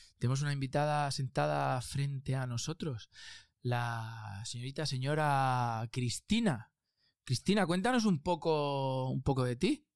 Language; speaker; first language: Spanish; native; Spanish